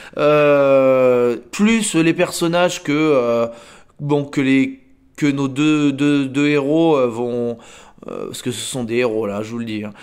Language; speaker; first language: French; native; French